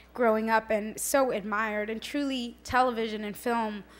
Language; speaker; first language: English; early bilingual, other home language; Spanish